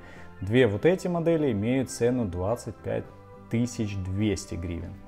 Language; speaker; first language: Russian; native; Russian